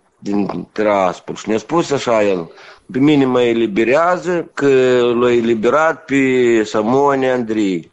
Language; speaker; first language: Romanian; native; Romanian